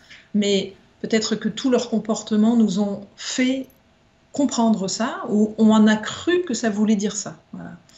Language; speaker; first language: French; native; French